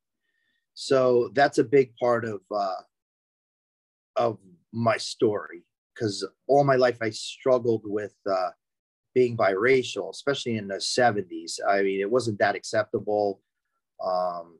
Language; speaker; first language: English; native; English